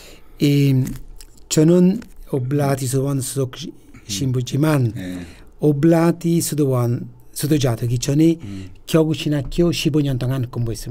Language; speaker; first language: Korean; non-native, fluent; Italian